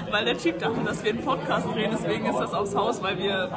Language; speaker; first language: German; native; German